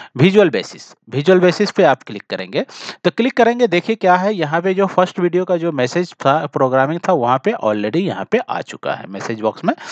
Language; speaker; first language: Hindi; native; Hindi